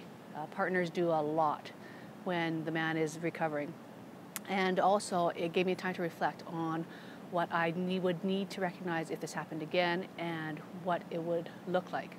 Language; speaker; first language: English; native; English